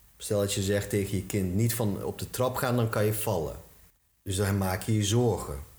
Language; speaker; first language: Dutch; early bilingual, other home language; Turkish